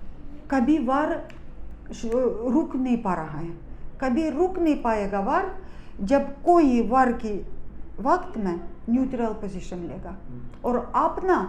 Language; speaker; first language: Hindi; non-native, fluent; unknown